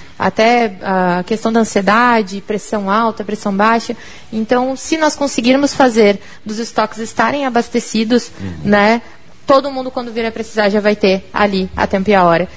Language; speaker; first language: Portuguese; native; Portuguese